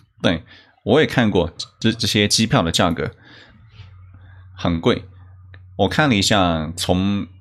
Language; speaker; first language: Chinese; non-native, learner; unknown